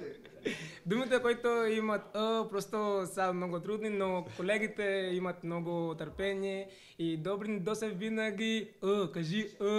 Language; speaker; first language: Bulgarian; non-native, learner; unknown